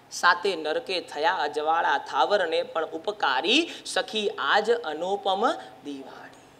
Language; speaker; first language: Hindi; non-native, local second language; Gujarati